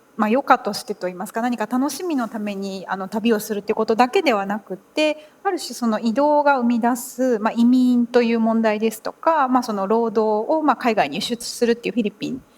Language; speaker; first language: Japanese; native; Japanese